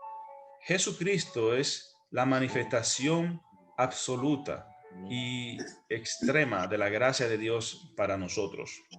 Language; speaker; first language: Spanish; native; Spanish